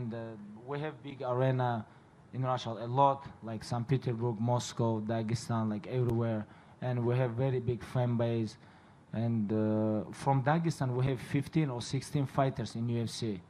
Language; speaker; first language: English; non-native, fluent; Russian